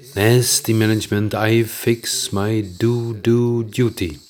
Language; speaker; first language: English; non-native, fluent; Dutch